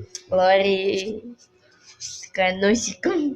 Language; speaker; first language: Russian; native; Russian